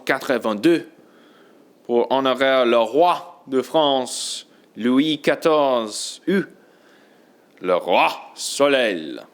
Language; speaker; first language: French; non-native, learner; English